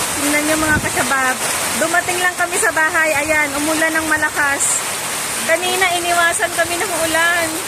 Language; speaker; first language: Filipino; non-native, local second language; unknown